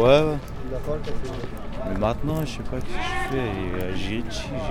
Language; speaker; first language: French; non-native, learner; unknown